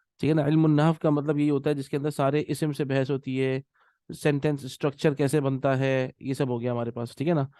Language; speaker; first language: Urdu; native; Urdu